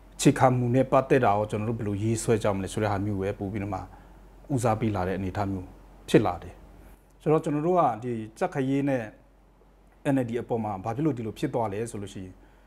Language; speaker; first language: Burmese; non-native, local second language; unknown